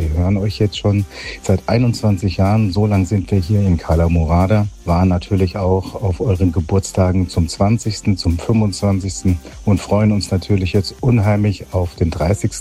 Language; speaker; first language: German; native; German